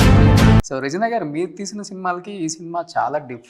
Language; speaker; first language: Telugu; native; Telugu